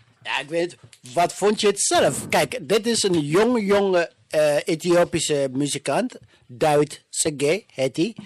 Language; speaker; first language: Dutch; non-native, fluent; Amharic